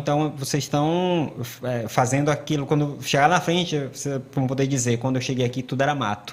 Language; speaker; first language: Portuguese; native; Portuguese